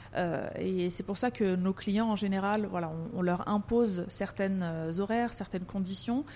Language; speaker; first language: French; native; French